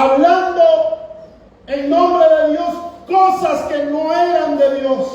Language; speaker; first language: Spanish; native; Spanish